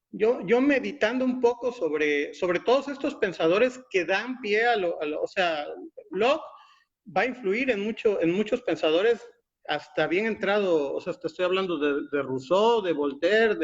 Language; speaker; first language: Spanish; native; Spanish